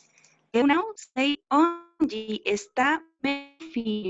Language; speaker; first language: Portuguese; non-native, learner; Spanish